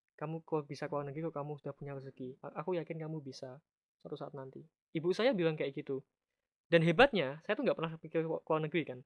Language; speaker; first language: Indonesian; native; Indonesian